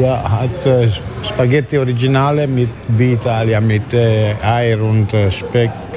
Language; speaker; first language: German; non-native, learner; Italian